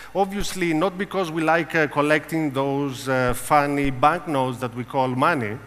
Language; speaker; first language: English; non-native, fluent; Greek